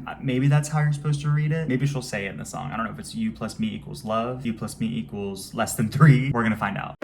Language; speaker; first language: English; native; English